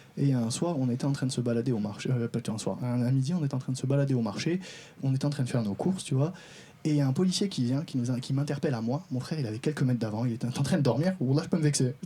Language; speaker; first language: French; non-native, local second language; Arabic